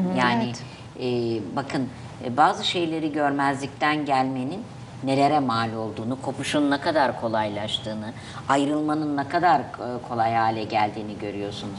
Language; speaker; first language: Turkish; native; Turkish